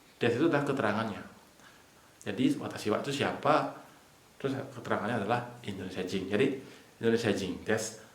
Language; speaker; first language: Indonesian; native; Indonesian